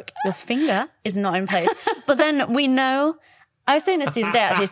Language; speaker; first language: English; native; English